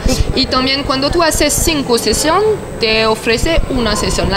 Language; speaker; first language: Spanish; non-native, learner; French